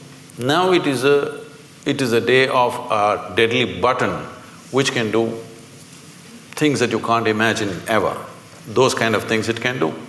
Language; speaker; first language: English; non-native, local second language; Kannada